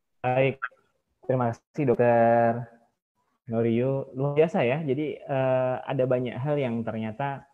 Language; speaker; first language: Indonesian; native; Indonesian